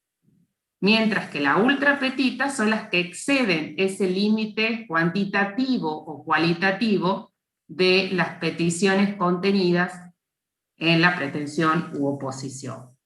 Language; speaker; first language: Spanish; native; Spanish